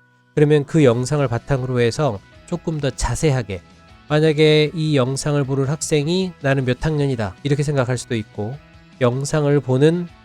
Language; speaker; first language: Korean; native; Korean